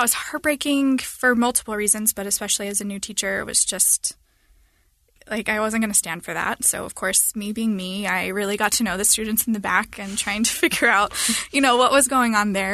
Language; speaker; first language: English; native; English